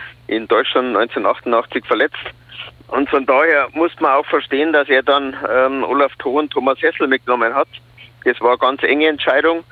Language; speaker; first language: German; native; German